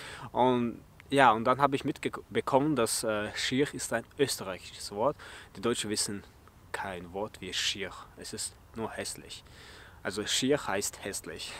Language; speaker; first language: German; early bilingual, other home language; Chechen